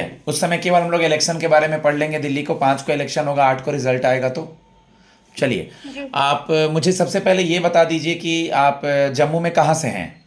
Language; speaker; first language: Hindi; native; Hindi